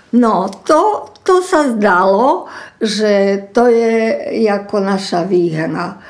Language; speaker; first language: Slovak; native; Slovak